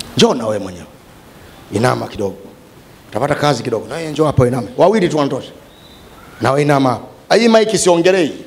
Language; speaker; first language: Swahili; native; Swahili